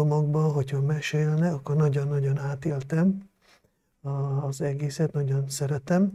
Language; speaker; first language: Hungarian; non-native, local second language; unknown